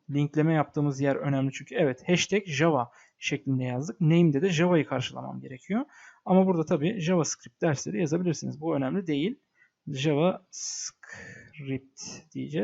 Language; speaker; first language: Turkish; native; Turkish